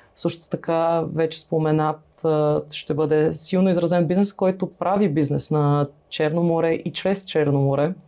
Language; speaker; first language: Bulgarian; native; Bulgarian